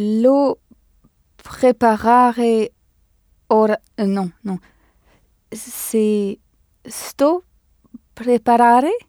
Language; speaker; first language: Italian; non-native, learner; French